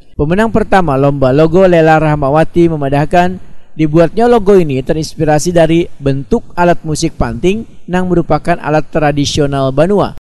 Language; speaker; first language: Indonesian; non-native, local second language; Banjar